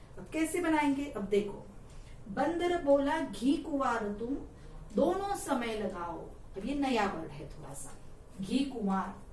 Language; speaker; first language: Hindi; non-native, local second language; Marathi